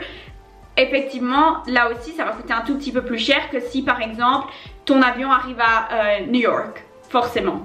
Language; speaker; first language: French; native; French